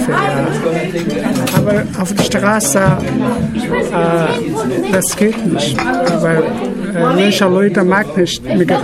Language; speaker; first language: German; non-native, learner; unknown